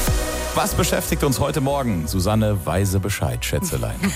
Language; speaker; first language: German; native; German